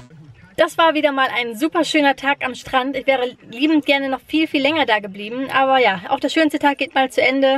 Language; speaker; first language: German; native; German